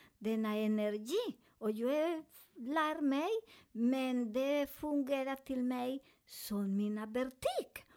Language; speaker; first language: Swedish; non-native, learner; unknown